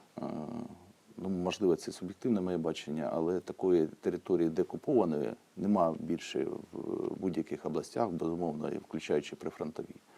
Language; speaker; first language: Ukrainian; native; Ukrainian